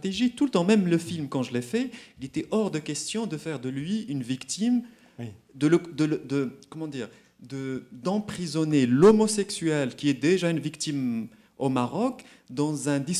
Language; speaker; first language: French; non-native, local second language; Arabic